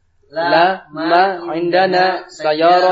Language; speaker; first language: Arabic; non-native, learner; Indonesian